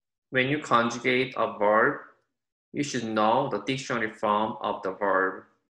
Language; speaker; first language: English; non-native, fluent; Korean